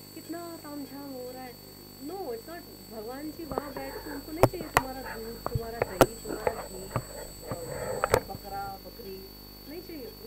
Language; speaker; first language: Hindi; non-native, local second language; Bangla